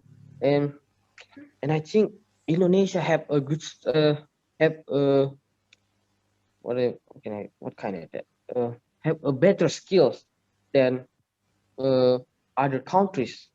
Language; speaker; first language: English; non-native, learner; Indonesian